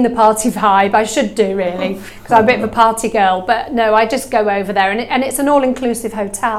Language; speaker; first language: English; native; English